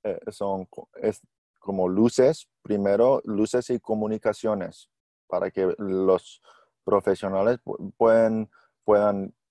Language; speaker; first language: Spanish; non-native, learner; English